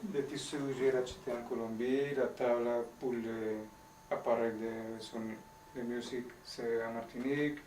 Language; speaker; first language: French; non-native, learner; Spanish